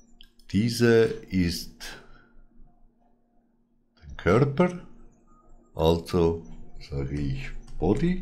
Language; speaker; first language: German; non-native, fluent; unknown